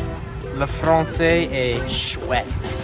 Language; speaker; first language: French; non-native, learner; English